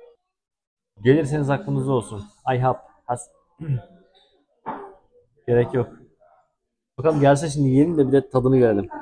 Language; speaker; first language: Turkish; native; Turkish